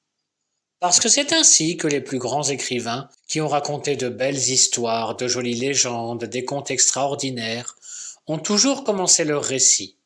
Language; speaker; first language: French; native; French